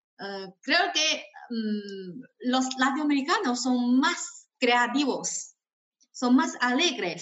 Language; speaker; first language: Spanish; non-native, fluent; Chinese